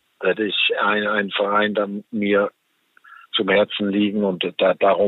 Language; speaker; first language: German; non-native, fluent; Danish